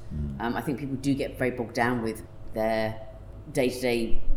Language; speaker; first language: English; native; English